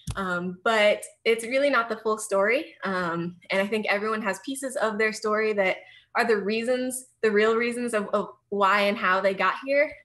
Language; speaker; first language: English; native; English